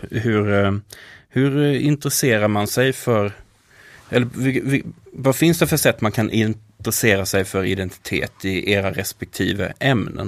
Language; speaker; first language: Swedish; native; Swedish